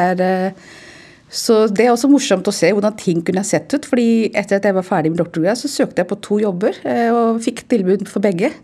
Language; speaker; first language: Norwegian; non-native, fluent; Hindi